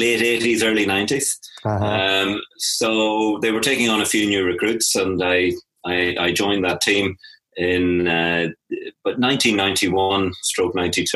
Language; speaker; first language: English; native; English